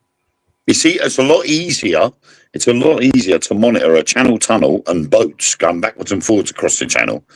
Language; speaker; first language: English; native; English